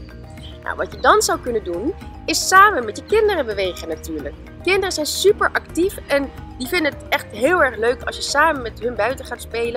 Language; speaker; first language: Dutch; native; Dutch